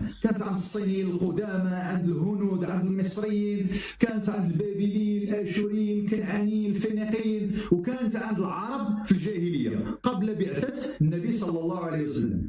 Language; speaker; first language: Arabic; native; Arabic